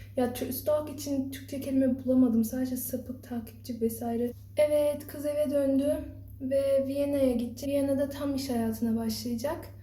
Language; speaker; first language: Turkish; early bilingual, heritage; Turkish